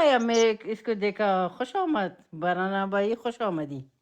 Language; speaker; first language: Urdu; non-native, fluent; Persian